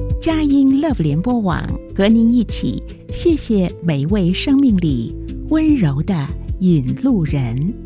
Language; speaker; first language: Chinese; native; Chinese